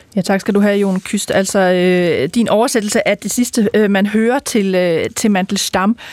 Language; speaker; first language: Danish; native; Danish